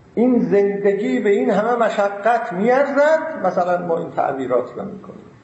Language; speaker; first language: Persian; non-native, local second language; Azerbaijani